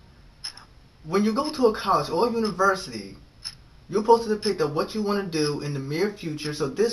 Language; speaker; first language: English; native; English